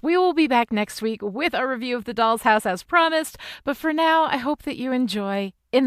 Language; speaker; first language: English; native; English